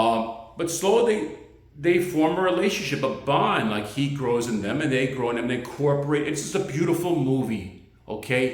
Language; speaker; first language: English; native; English